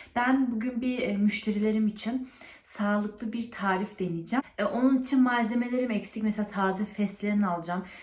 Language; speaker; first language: Turkish; early bilingual, heritage; Turkish